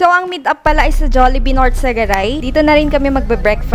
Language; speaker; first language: Filipino; native; Filipino